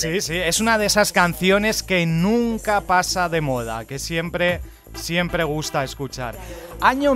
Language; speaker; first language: Spanish; native; Spanish